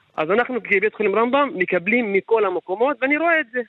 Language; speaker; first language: Hebrew; non-native, local second language; Arabic